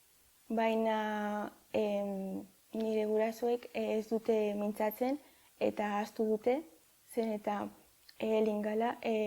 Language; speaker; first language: Basque; non-native, local second language; Spanish